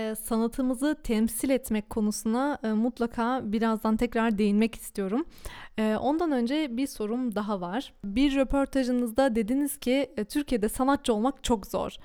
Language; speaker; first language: Turkish; early bilingual, heritage; Turkish